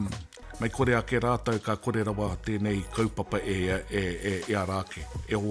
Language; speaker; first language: Māori; non-native, local second language; English